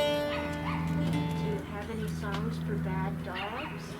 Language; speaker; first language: English; native; English